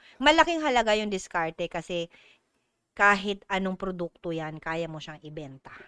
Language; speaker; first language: Filipino; non-native, local second language; Cebuano